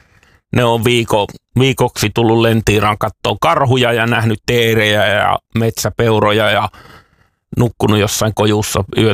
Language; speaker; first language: Finnish; native; Finnish